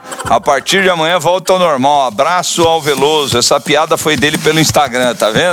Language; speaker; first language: Portuguese; native; Portuguese